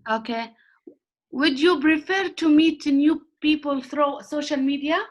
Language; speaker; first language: English; non-native, learner; Arabic